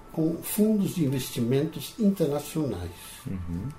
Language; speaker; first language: Portuguese; non-native, fluent; Dutch